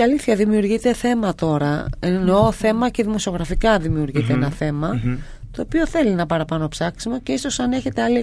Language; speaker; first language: Greek; native; Greek